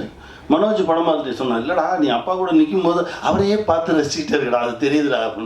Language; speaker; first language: Tamil; native; Tamil